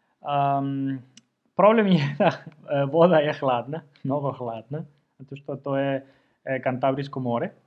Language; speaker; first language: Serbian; non-native, fluent; Spanish